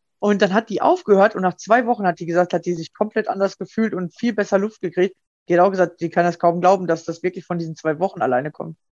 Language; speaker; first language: German; native; German